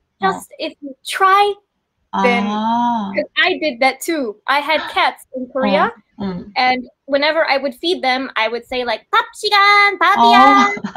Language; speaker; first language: English; non-native, fluent; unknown